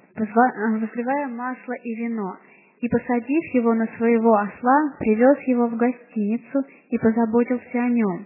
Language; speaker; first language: Russian; native; Russian